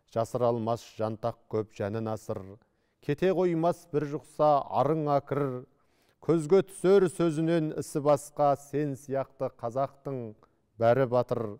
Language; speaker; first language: Kazakh; native; Kazakh